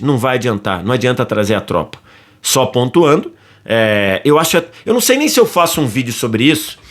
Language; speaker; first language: Portuguese; native; Portuguese